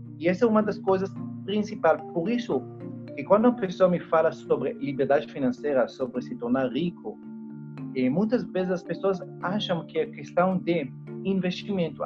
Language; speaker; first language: Portuguese; non-native, fluent; Hebrew